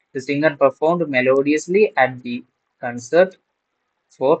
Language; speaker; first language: English; non-native, local second language; Malayalam